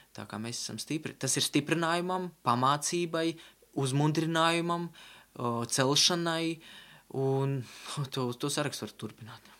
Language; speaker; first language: Latvian; non-native, local second language; Russian